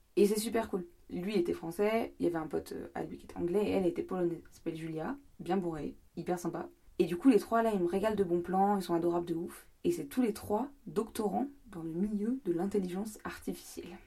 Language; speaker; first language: French; native; French